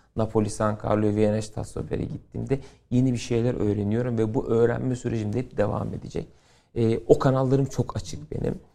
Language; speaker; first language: Turkish; native; Turkish